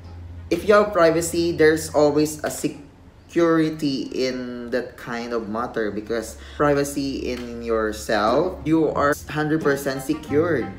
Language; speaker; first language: English; non-native, local second language; Filipino